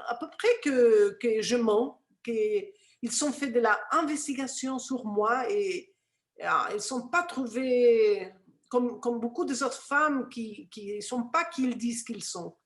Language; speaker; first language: French; non-native, fluent; Spanish